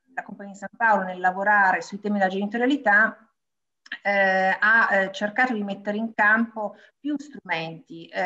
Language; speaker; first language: Italian; non-native, fluent; Arabic